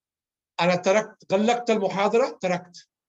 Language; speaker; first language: Arabic; non-native, learner; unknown